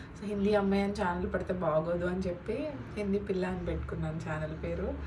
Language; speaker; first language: Telugu; non-native, local second language; Hindi